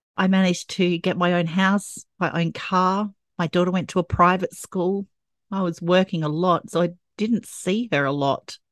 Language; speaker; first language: English; native; English